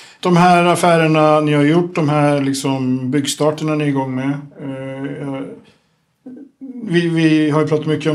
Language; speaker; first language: Swedish; native; Swedish